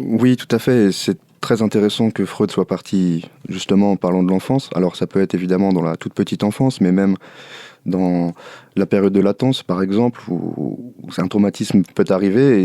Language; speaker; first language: French; native; French